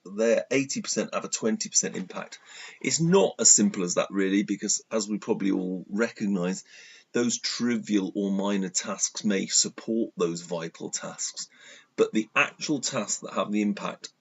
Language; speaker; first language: English; native; English